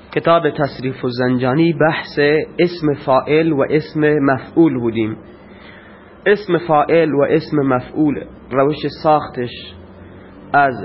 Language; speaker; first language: Persian; non-native, local second language; Baluchi